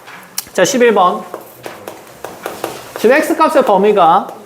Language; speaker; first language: Korean; native; Korean